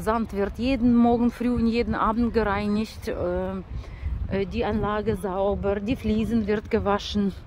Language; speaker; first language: German; non-native, learner; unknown